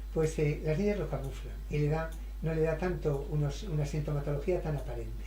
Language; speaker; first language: Spanish; native; Spanish